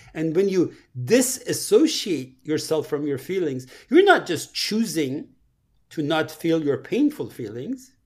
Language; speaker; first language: English; non-native, fluent; Persian